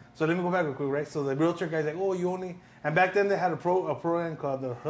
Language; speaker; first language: English; early bilingual, other home language; Spanish